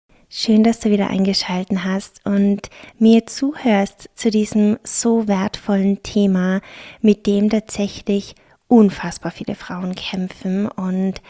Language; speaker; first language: German; native; German